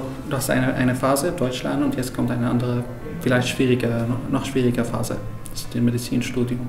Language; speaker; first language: German; non-native, fluent; Arabic